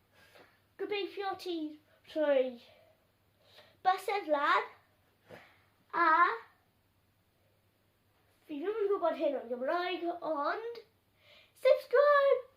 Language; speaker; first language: Welsh; non-native, local second language; English